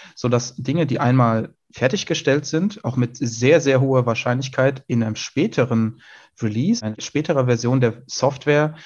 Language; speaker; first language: German; native; German